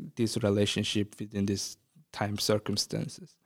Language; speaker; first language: English; non-native, fluent; Azerbaijani